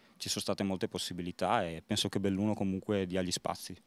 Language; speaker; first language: Italian; native; Italian